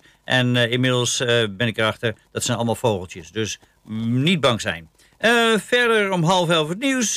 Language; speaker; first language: Dutch; native; Dutch